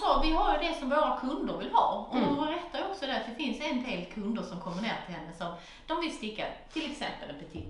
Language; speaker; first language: Swedish; native; Swedish